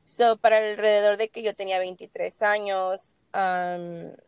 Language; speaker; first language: Spanish; early bilingual, heritage; Spanish